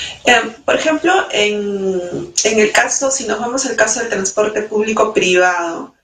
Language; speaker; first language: Spanish; native; Spanish